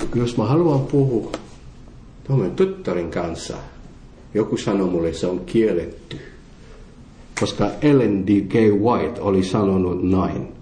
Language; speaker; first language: Finnish; non-native, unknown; Morisyen